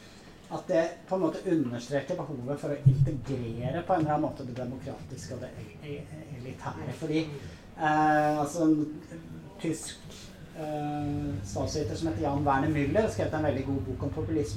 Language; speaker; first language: Norwegian; native; Norwegian